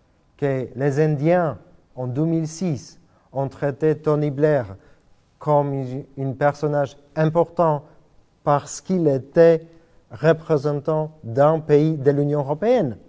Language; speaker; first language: French; non-native, fluent; Polish